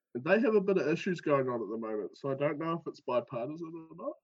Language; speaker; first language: English; native; English